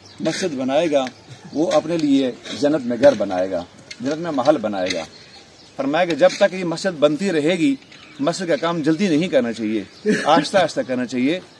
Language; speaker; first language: Urdu; non-native, local second language; Pashto